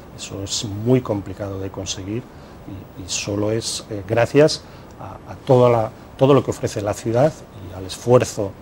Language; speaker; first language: Spanish; native; Spanish